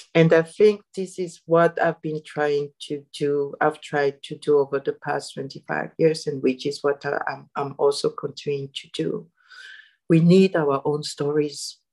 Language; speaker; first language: English; non-native, fluent; Arabic